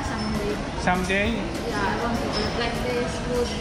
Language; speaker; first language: English; non-native, local second language; Cebuano